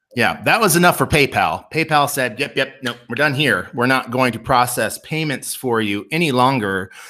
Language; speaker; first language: English; native; English